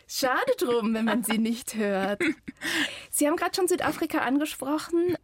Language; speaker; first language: German; native; German